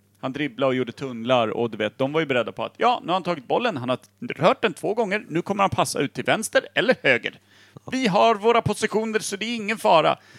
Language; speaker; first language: Swedish; native; Swedish